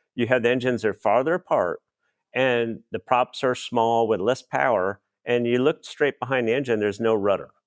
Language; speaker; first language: English; native; English